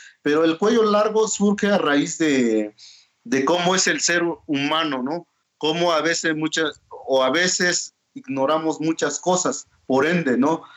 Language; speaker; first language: Spanish; non-native, local second language; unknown